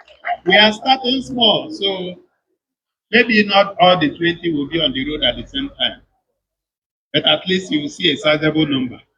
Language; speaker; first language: English; non-native, local second language; Igbo